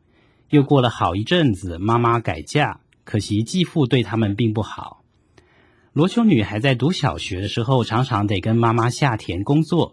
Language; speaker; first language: Chinese; native; Chinese